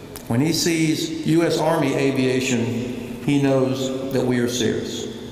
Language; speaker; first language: English; native; English